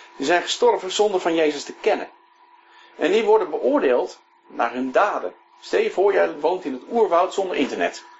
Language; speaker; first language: Dutch; native; Dutch